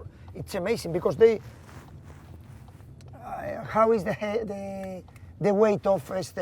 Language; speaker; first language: English; non-native, fluent; Spanish